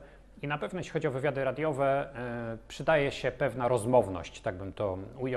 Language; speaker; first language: Polish; native; Polish